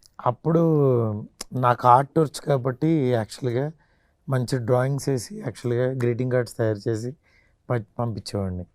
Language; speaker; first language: Telugu; native; Telugu